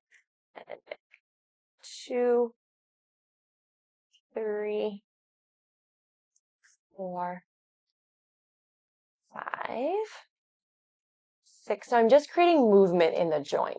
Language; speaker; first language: English; native; English